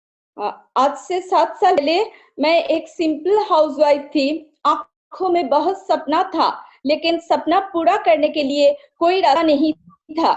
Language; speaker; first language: Hindi; non-native, local second language; Bangla